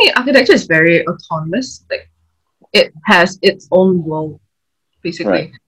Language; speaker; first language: English; non-native, local second language; Chinese